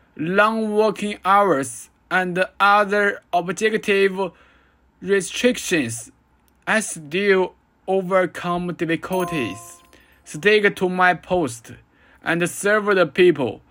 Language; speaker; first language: English; non-native, fluent; Chinese